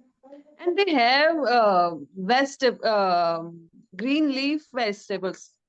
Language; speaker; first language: English; non-native, learner; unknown